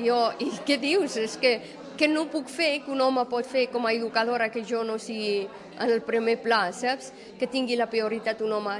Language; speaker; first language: Catalan; non-native, fluent; Persian